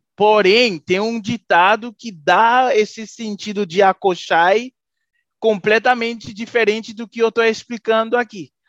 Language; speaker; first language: Portuguese; non-native, fluent; Haitian Creole